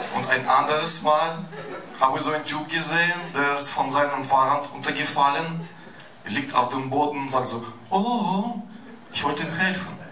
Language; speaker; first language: German; non-native, fluent; Russian